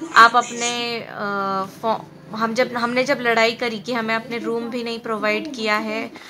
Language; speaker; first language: Hindi; native; Hindi